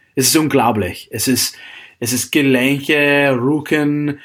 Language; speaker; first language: German; non-native, fluent; English